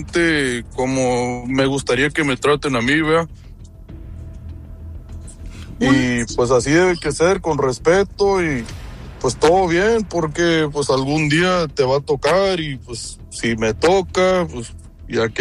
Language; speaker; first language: Spanish; early bilingual, heritage; Spanish